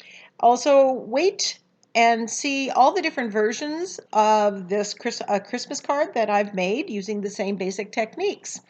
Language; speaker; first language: English; native; English